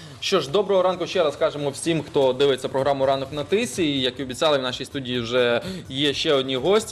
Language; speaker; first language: Ukrainian; native; Ukrainian